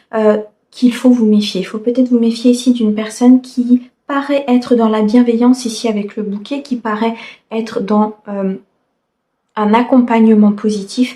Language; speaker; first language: French; native; French